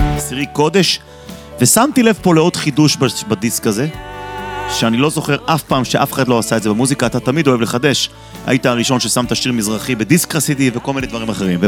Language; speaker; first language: Hebrew; native; Hebrew